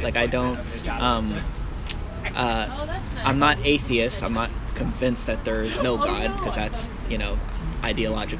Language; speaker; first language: English; native; English